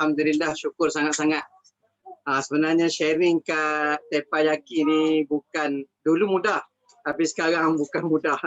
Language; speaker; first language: Malay; native; Malay